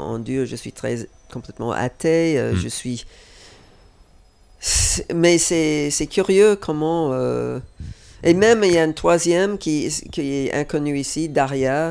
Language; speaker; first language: French; non-native, fluent; English